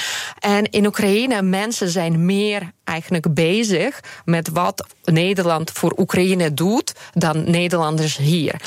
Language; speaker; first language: Dutch; non-native, fluent; Ukrainian